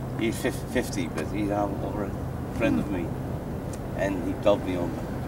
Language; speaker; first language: English; non-native, learner; Dutch